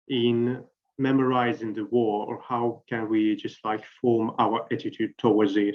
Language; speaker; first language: English; non-native, fluent; Russian